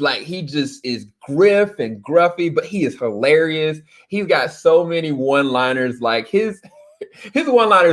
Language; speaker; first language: English; native; English